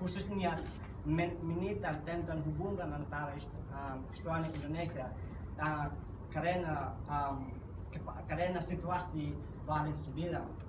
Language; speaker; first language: Indonesian; non-native, learner; English